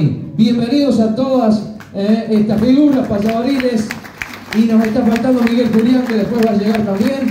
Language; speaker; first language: Spanish; native; Spanish